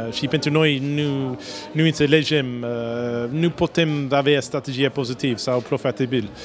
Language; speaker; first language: Romanian; non-native, learner; English